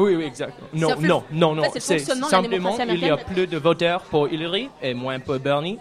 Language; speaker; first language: French; non-native, learner; English